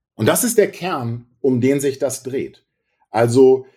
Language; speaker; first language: German; native; German